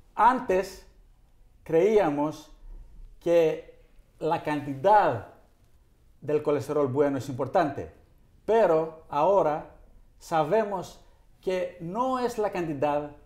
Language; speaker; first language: Spanish; non-native, fluent; Greek